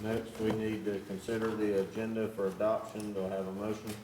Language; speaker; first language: English; native; English